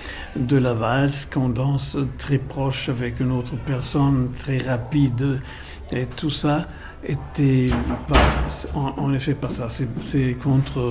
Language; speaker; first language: French; non-native, fluent; German